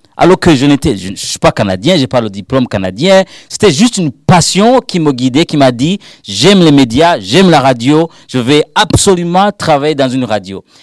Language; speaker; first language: French; non-native, local second language; Rundi